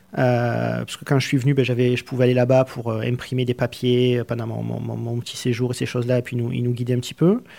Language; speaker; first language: French; native; French